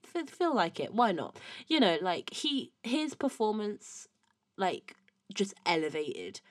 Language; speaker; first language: English; native; English